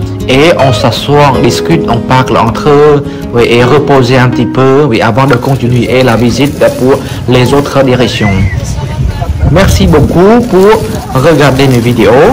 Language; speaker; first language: French; non-native, fluent; Khmer